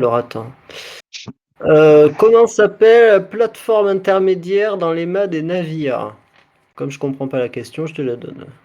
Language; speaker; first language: French; native; French